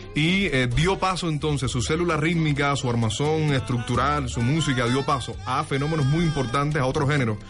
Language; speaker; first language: Spanish; native; Spanish